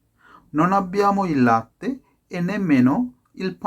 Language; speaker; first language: Italian; non-native, fluent; Sinhala